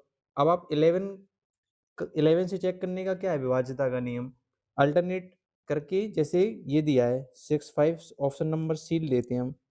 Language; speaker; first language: Hindi; native; Hindi